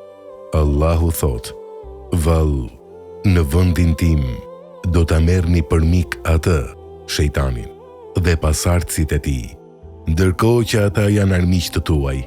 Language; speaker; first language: Albanian; native; Albanian